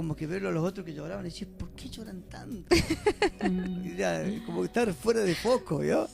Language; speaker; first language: Spanish; native; Spanish